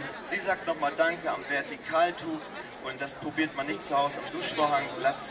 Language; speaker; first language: German; native; German